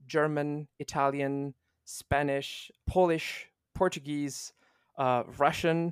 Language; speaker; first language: English; non-native, fluent; Italian